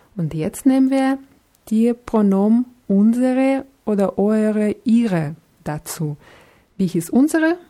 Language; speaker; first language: German; non-native, fluent; Russian